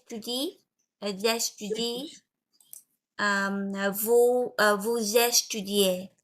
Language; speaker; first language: French; non-native, learner; Vietnamese